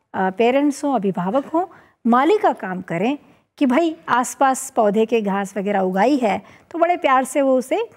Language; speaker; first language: Hindi; native; Hindi